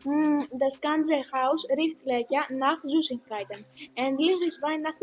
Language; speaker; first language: German; non-native, learner; Greek